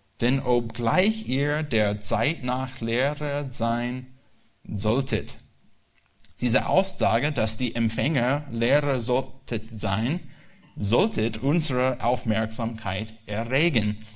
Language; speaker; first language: German; non-native, learner; English